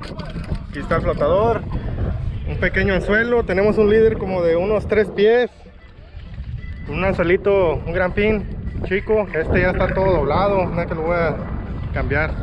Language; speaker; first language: Spanish; native; Spanish